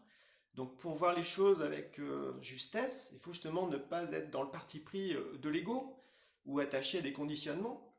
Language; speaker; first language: French; native; French